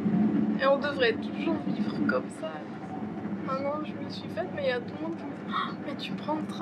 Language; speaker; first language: French; native; French